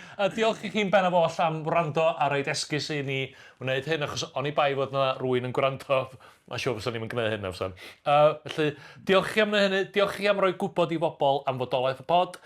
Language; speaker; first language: Welsh; native; Welsh